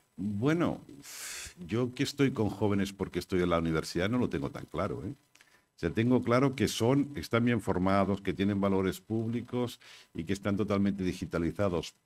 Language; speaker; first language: Spanish; native; Spanish